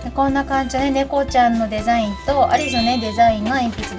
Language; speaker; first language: Japanese; native; Japanese